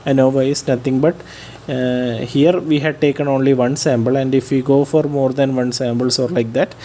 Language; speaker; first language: English; non-native, local second language; Malayalam